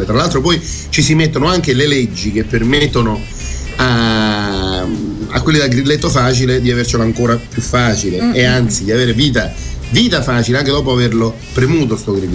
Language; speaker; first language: Italian; native; Italian